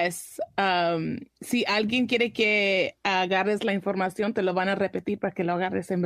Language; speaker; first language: Spanish; early bilingual, heritage; Spanish